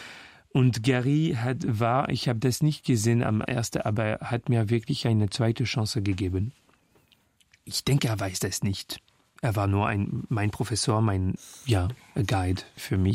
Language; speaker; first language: German; non-native, fluent; French